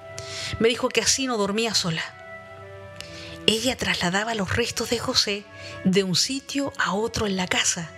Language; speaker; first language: Spanish; native; Spanish